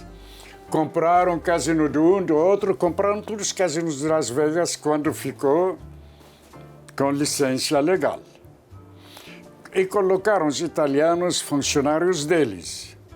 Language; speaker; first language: Portuguese; non-native, fluent; Arabic